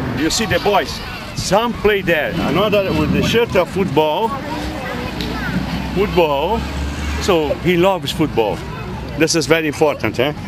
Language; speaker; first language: English; non-native, learner; Portuguese